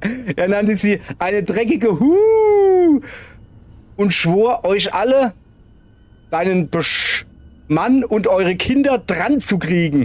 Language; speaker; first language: German; native; German